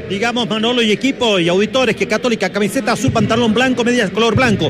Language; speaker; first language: Spanish; native; Spanish